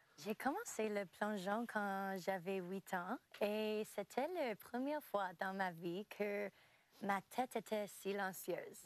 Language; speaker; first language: French; non-native, local second language; English